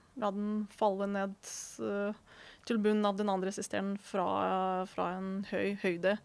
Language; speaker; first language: Norwegian; non-native, fluent; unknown